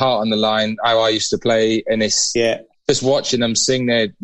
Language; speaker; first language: English; native; English